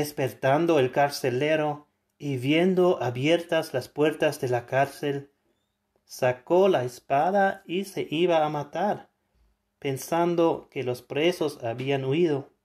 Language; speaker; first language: Spanish; non-native, fluent; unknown